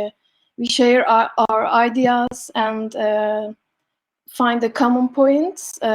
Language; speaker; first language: English; non-native, learner; Turkish